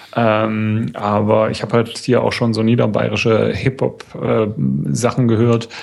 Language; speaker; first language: German; native; German